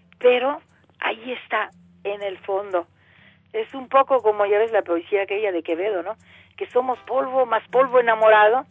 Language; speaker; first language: Spanish; non-native, local second language; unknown